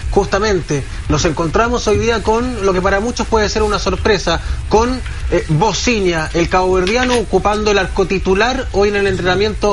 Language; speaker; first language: Spanish; native; Spanish